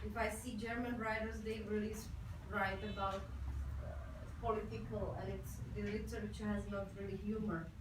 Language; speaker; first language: English; non-native, fluent; Czech